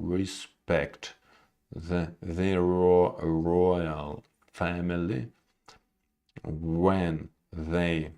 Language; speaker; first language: English; non-native, learner; Russian